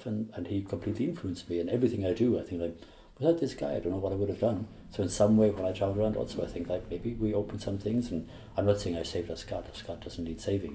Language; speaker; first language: English; native; English